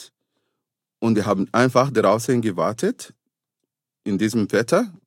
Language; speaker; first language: German; non-native, fluent; Arabic